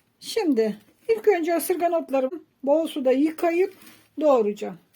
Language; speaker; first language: Turkish; native; Turkish